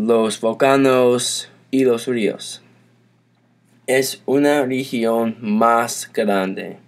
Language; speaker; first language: Spanish; non-native, learner; English